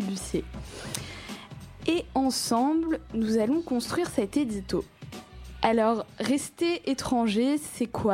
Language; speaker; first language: French; native; French